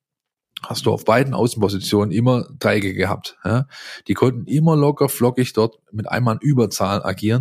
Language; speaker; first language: German; native; German